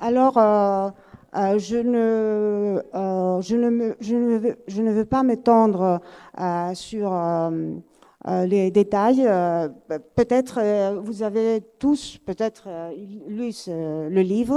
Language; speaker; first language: French; non-native, fluent; Greek